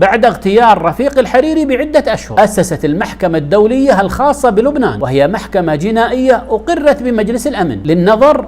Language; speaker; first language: Arabic; native; Arabic